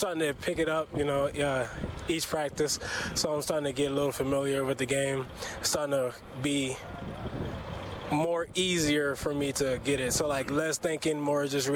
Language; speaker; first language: English; native; English